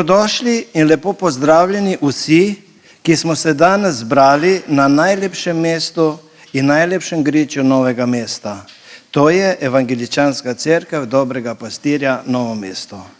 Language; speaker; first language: Slovenian; native; Slovenian